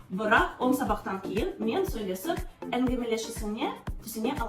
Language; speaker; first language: Kazakh; non-native, learner; Russian